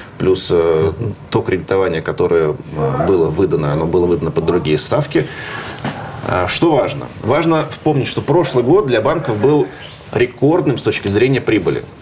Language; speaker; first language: Russian; native; Russian